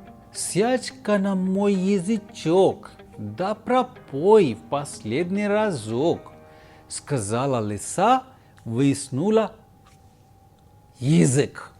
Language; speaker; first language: Russian; non-native, fluent; Hindi